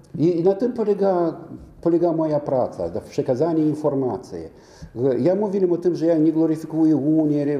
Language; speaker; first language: Polish; non-native, fluent; Romanian